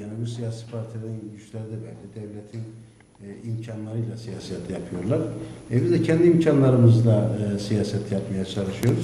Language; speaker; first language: Turkish; native; Turkish